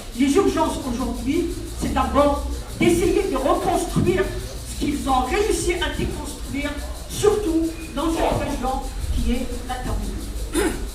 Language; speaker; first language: French; non-native, local second language; Kabyle